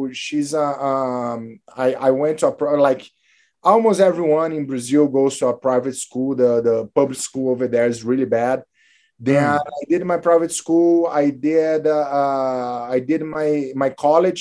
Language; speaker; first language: English; non-native, fluent; Portuguese